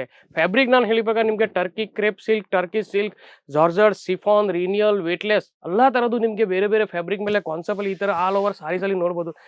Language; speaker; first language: Kannada; non-native, local second language; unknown